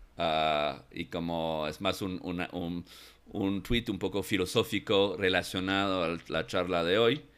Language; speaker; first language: Spanish; non-native, fluent; English